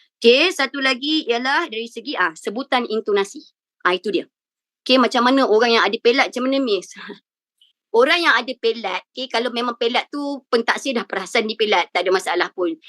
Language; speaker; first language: Malay; native; Malay